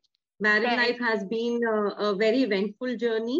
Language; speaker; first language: English; non-native, local second language; Hindi